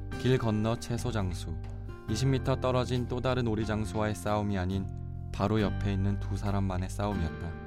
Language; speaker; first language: Korean; native; Korean